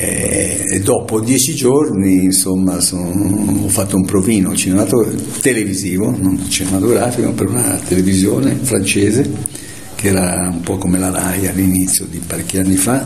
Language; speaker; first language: Italian; native; Italian